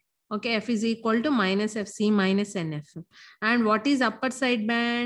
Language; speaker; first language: English; non-native, local second language; Telugu